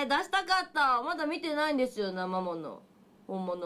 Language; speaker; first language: Japanese; native; Japanese